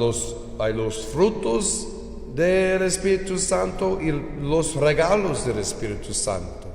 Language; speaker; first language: Spanish; non-native, learner; English